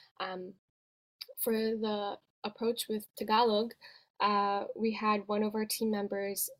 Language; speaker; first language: English; native; English